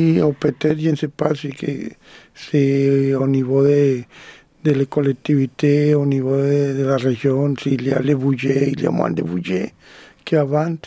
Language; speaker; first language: French; non-native, fluent; Spanish